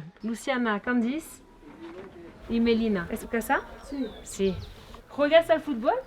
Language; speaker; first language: Spanish; non-native, learner; French